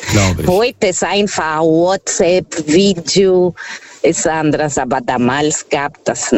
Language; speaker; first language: German; non-native, fluent; Portuguese